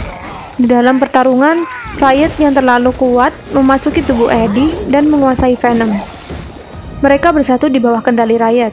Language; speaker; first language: Indonesian; native; Indonesian